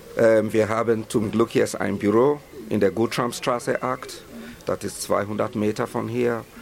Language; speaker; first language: German; non-native, fluent; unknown